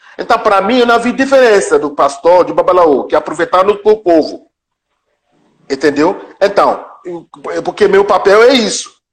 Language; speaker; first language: Portuguese; non-native, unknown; Yoruba